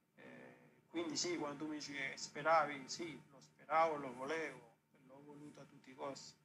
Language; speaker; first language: Italian; non-native, fluent; Spanish